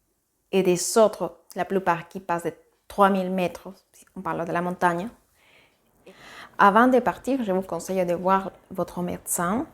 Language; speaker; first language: French; non-native, fluent; Spanish